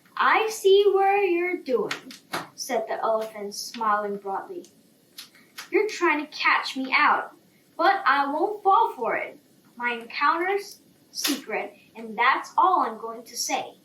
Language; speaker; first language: English; non-native, fluent; Korean